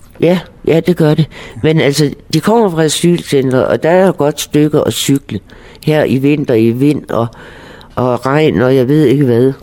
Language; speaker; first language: Danish; native; Danish